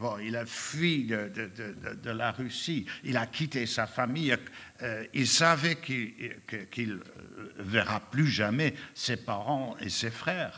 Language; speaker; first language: French; non-native, fluent; Dutch